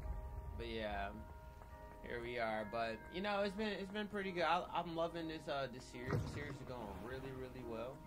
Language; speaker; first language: English; native; English